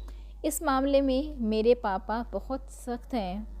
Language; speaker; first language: Hindi; native; Hindi